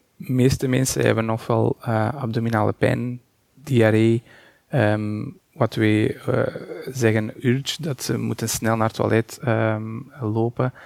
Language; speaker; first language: Dutch; non-native, fluent; Portuguese